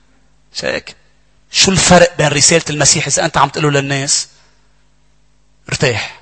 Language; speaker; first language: Arabic; native; Arabic